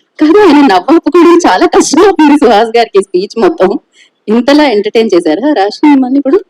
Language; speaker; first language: Telugu; native; Telugu